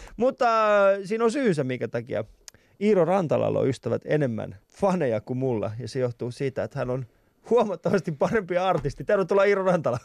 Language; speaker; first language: Finnish; early bilingual, other home language; Persian